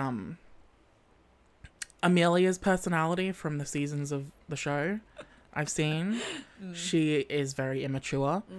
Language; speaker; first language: English; native; English